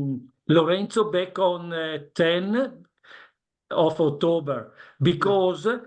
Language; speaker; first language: English; non-native, learner; Italian